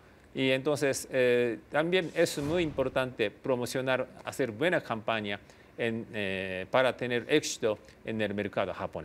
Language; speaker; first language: Spanish; non-native, fluent; Japanese